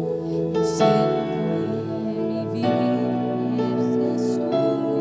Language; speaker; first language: Spanish; native; Spanish